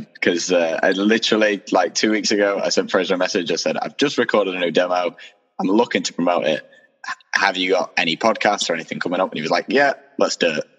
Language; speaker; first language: English; native; English